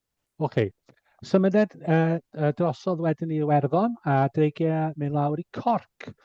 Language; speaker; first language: Welsh; non-native, fluent; English